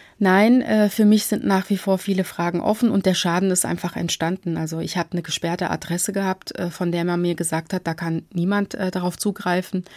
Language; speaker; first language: German; early bilingual, other home language; Turkish